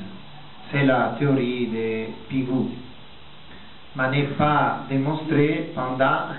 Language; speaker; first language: French; non-native, fluent; Italian